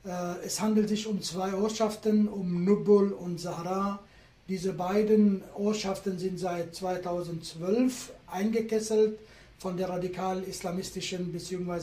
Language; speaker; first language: German; non-native, fluent; Kurdish